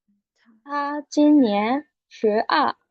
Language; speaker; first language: Chinese; non-native, learner; Burmese